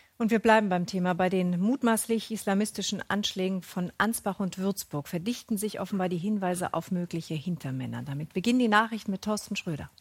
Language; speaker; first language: German; native; German